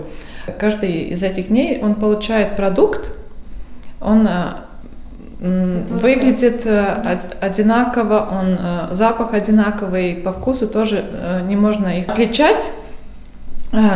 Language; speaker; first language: Russian; non-native, local second language; Latvian